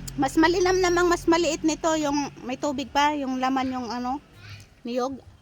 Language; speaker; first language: Filipino; non-native, local second language; Cebuano